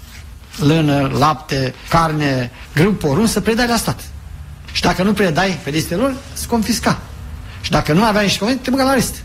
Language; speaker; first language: Romanian; native; Romanian